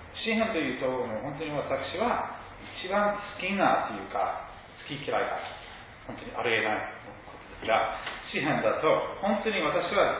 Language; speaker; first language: Japanese; non-native, fluent; English